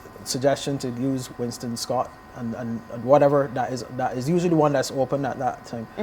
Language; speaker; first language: English; native; English